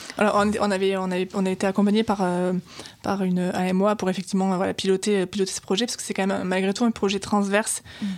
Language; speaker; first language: French; native; French